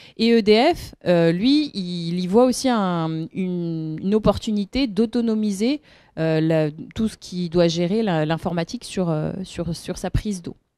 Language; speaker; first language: French; native; French